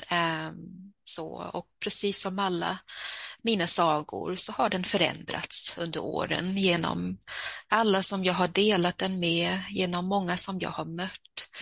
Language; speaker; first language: Swedish; early bilingual, other home language; English